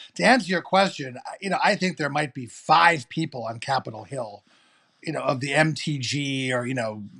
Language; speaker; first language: English; native; English